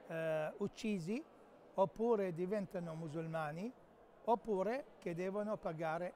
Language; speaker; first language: Italian; non-native, fluent; Arabic